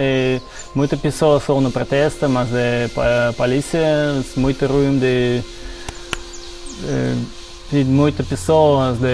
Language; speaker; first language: Portuguese; non-native, learner; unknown